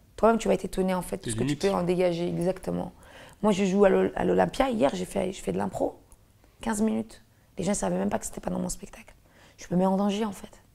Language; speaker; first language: French; native; French